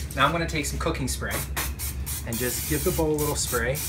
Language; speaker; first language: English; native; English